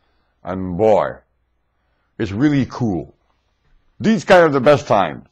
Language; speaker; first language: English; native; English